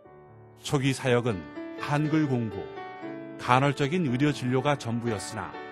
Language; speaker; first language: Korean; native; Korean